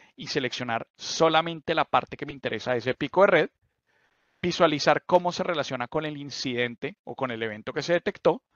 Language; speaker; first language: Spanish; native; Spanish